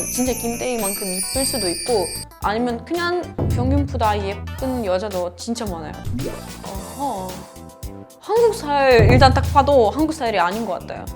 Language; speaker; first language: Korean; non-native, fluent; Russian